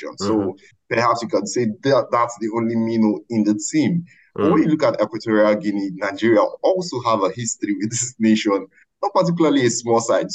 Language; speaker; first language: English; non-native, local second language; Igbo